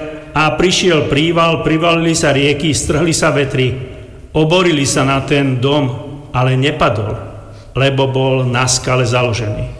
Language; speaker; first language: Slovak; native; Slovak